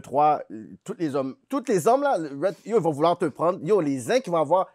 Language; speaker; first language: French; native; French